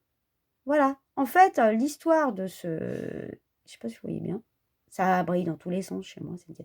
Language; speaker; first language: French; native; French